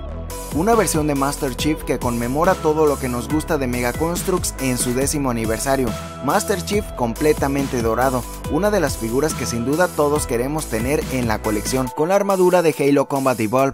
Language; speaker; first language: Spanish; native; Spanish